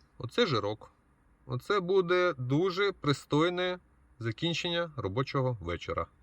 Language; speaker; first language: Ukrainian; non-native, local second language; Russian